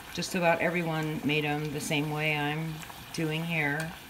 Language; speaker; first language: English; native; English